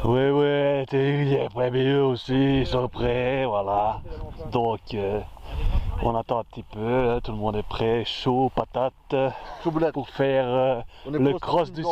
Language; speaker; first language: French; native; French